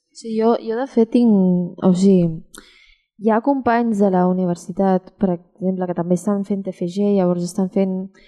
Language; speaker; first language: Catalan; early bilingual, other home language; Chinese